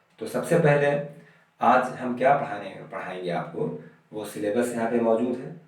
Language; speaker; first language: Hindi; native; Hindi